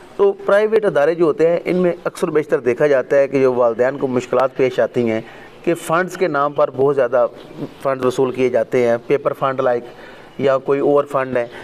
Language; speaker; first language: Urdu; non-native, local second language; Punjabi